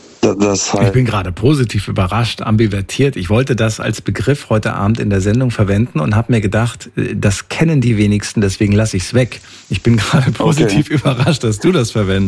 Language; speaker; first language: German; native; German